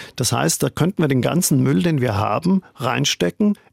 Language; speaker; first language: German; native; German